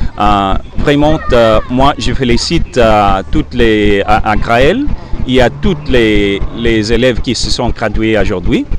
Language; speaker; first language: French; non-native, fluent; English